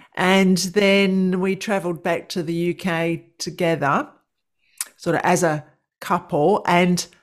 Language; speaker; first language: English; native; English